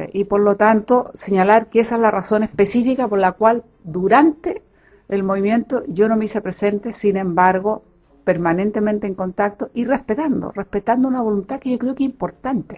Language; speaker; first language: Spanish; native; Spanish